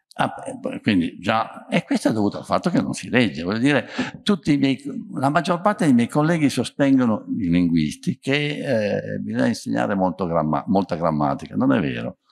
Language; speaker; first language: Italian; native; Italian